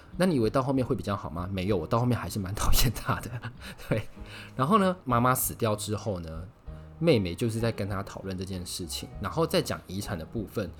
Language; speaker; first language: Chinese; native; Chinese